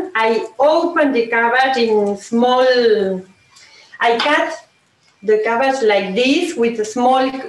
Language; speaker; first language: English; non-native, learner; Spanish